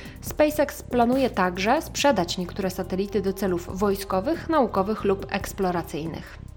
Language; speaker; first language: Polish; native; Polish